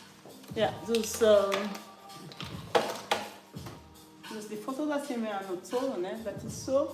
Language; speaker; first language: Dutch; non-native, fluent; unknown